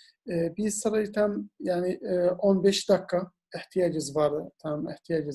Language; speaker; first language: Turkish; non-native, learner; Arabic